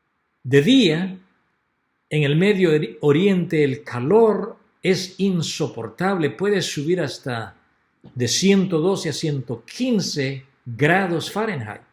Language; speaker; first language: Spanish; native; Spanish